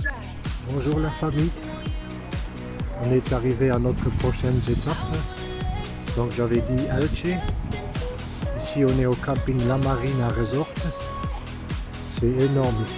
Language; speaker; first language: French; non-native, fluent; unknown